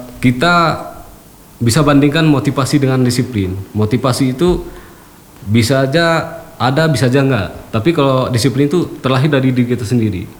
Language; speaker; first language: Indonesian; native; Indonesian